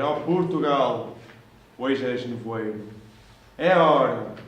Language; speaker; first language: Portuguese; native; Portuguese